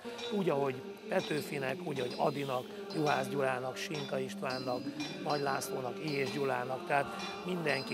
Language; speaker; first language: Hungarian; native; Hungarian